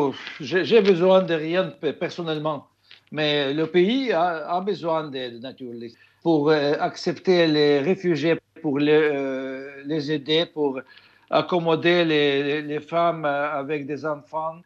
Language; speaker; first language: French; non-native, fluent; Russian